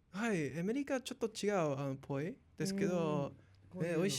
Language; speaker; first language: Japanese; non-native, learner; English